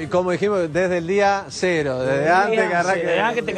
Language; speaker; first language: Spanish; native; Spanish